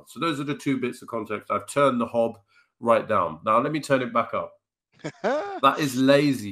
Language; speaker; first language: English; native; English